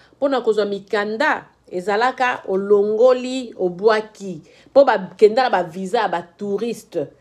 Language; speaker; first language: Lingala; native; Lingala